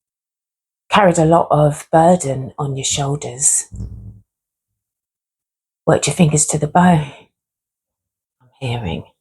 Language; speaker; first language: English; native; English